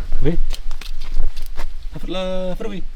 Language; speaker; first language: French; non-native, learner; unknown